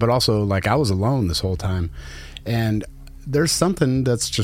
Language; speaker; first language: English; native; English